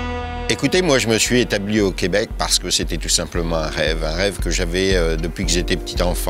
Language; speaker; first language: French; native; French